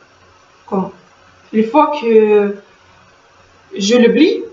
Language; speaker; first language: French; non-native, fluent; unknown